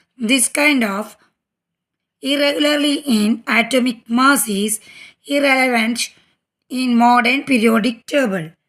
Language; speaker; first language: English; non-native, local second language; Malayalam